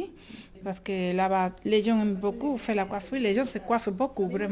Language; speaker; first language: French; non-native, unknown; Spanish